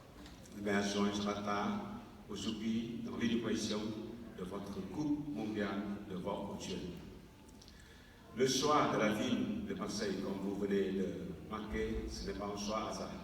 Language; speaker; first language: French; non-native, fluent; Vietnamese